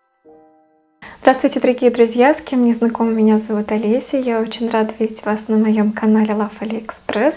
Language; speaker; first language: Russian; native; Russian